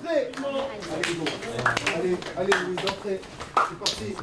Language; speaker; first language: French; native; French